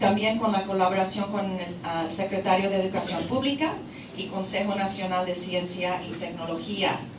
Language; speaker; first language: Spanish; non-native, fluent; English